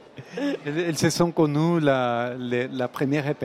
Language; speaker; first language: French; non-native, fluent; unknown